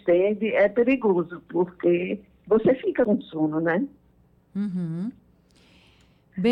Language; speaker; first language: Portuguese; native; Portuguese